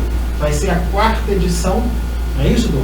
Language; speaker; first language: Portuguese; native; Portuguese